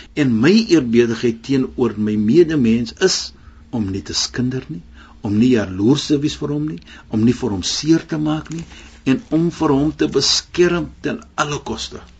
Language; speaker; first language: Afrikaans; non-native, fluent; Arabic